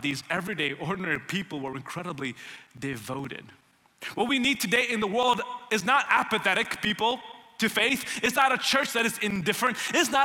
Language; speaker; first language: English; non-native, local second language; Malayalam